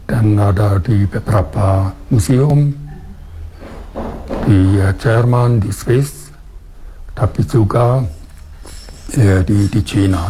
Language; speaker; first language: Indonesian; non-native, fluent; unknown